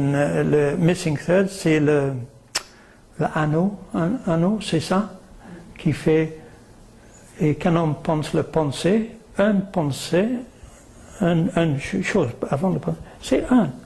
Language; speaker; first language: French; non-native, learner; English